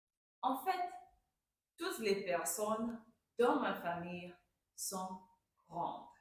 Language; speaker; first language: French; non-native, fluent; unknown